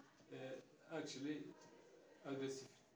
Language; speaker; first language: English; non-native, learner; Turkish